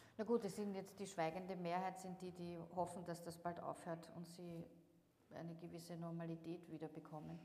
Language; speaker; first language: German; native; German